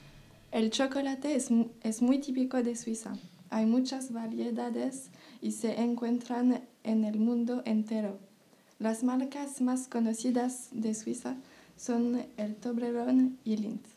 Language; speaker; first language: Spanish; non-native, learner; French